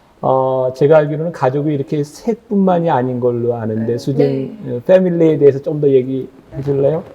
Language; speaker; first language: Korean; native; Korean